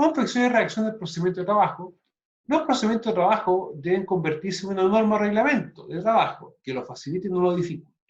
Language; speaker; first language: Spanish; native; Spanish